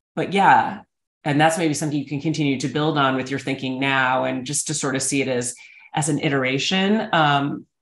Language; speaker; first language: English; native; English